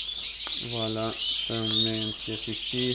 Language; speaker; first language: French; non-native, learner; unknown